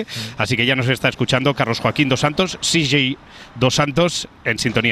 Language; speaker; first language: Spanish; native; Spanish